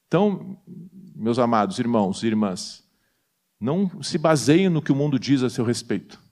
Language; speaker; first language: Portuguese; native; Portuguese